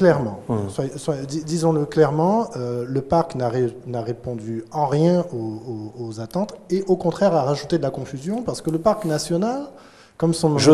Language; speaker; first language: French; native; French